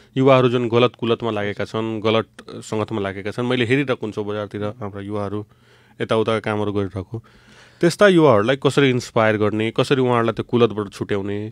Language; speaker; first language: Nepali; non-native, local second language; Bhojpuri